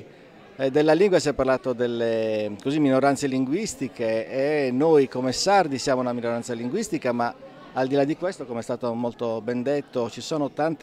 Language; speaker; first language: Italian; non-native, local second language; Sardinian